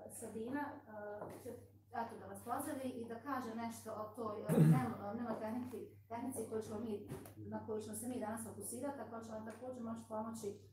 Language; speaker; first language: Bosnian; native; Bosnian